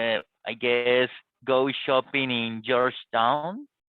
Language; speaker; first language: English; non-native, learner; Spanish